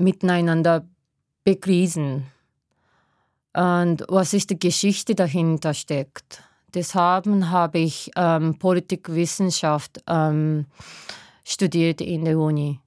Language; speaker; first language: German; non-native, learner; Japanese